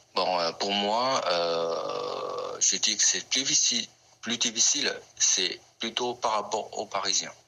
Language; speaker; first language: French; non-native, fluent; Chinese